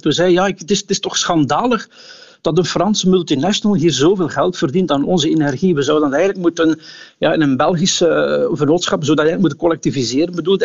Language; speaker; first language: Dutch; native; Dutch